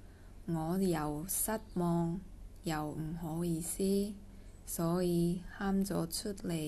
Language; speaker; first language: Cantonese; non-native, learner; Korean